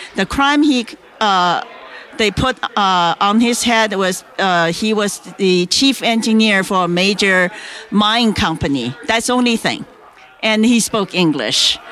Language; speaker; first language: English; non-native, fluent; Chinese